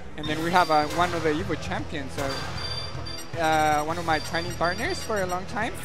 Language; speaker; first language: English; non-native, learner; Spanish